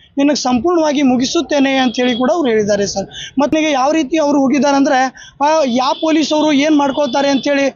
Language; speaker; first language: Kannada; non-native, local second language; Lambadi